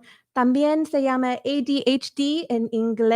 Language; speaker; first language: Spanish; early bilingual, heritage; English